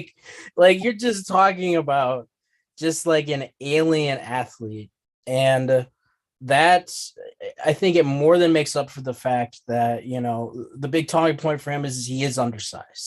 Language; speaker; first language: English; native; English